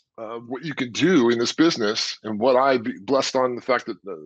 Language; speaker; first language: English; native; English